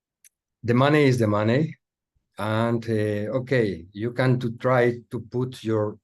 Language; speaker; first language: English; non-native, learner; Spanish